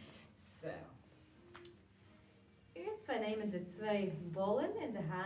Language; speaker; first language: Dutch; non-native, fluent; Latvian